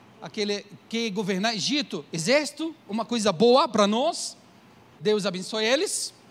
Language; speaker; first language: Portuguese; non-native, learner; Arabic